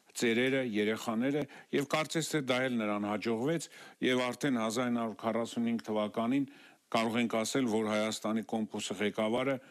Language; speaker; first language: Armenian; native; Armenian